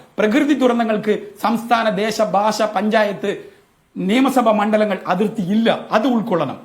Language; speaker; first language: Malayalam; non-native, local second language; Tamil